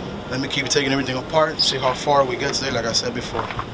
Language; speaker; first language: English; early bilingual, other home language; Spanish